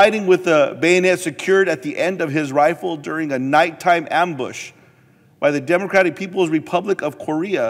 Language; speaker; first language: English; native; English